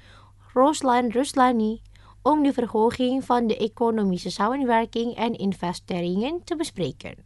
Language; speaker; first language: Dutch; non-native, learner; Indonesian